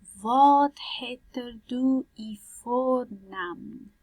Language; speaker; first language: Swedish; non-native, learner; Persian